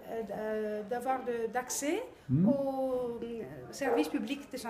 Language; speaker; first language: French; non-native, learner; Greek